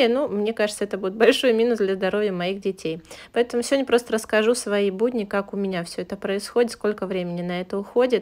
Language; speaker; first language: Russian; native; Russian